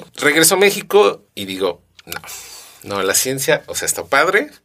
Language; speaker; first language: Spanish; native; Spanish